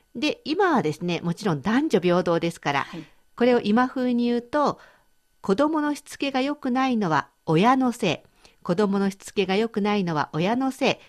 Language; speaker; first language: Japanese; native; Japanese